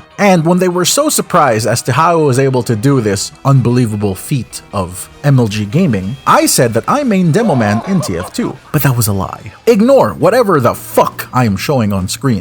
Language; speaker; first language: English; native; English